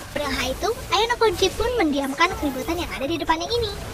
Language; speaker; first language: Indonesian; native; Indonesian